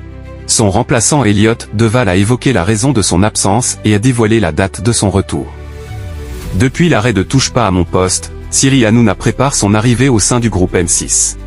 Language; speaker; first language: French; native; French